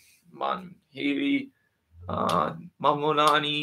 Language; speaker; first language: Persian; non-native, learner; English